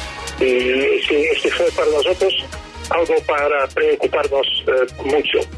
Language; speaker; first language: Spanish; non-native, learner; Dutch